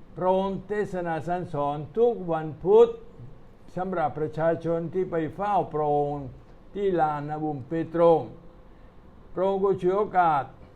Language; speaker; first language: Thai; non-native, fluent; Italian